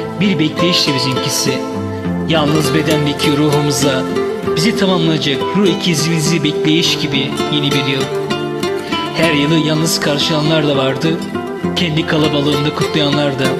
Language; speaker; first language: Turkish; native; Turkish